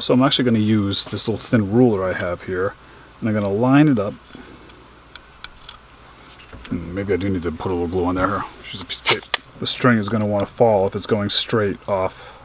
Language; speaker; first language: English; native; English